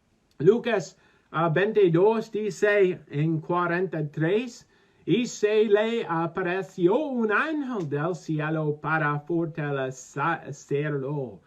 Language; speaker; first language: Spanish; non-native, learner; English